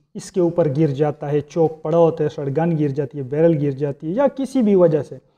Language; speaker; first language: Urdu; non-native, local second language; Punjabi